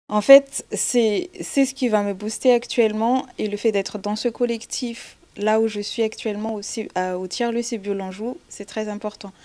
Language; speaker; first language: French; non-native, local second language; Malagasy